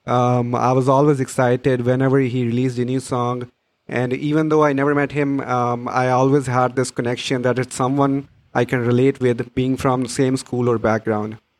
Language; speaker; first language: English; non-native, local second language; Punjabi